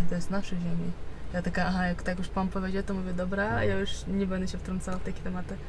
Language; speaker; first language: Polish; non-native, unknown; Uzbek